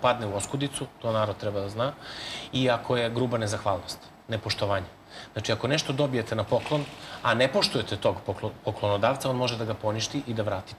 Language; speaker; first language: Serbian; native; Serbian